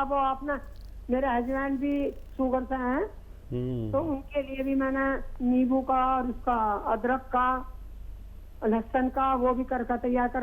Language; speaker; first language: Hindi; native; Hindi